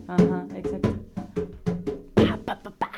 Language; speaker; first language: Spanish; native; Spanish